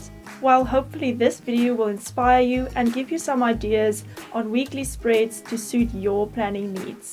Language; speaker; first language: English; native; English